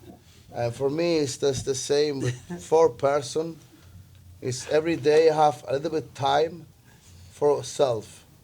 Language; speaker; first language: English; non-native, learner; Italian